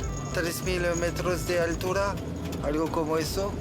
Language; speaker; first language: Spanish; non-native, learner; French